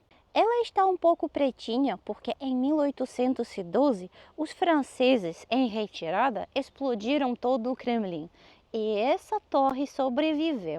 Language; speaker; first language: Portuguese; non-native, fluent; Russian